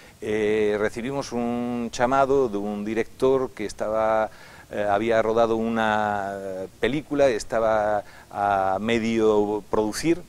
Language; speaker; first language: Galician; non-native, local second language; Spanish